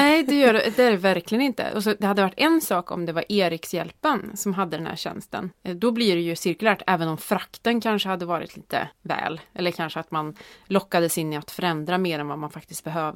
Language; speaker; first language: Swedish; native; Swedish